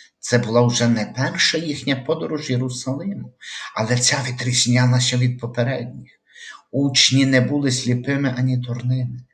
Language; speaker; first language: Ukrainian; native; Ukrainian